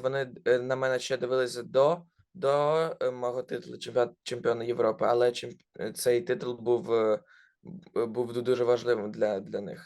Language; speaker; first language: Ukrainian; non-native, local second language; Russian